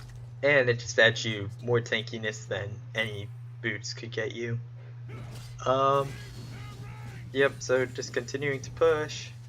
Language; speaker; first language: English; native; English